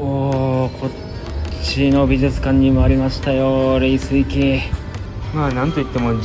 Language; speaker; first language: Japanese; native; Japanese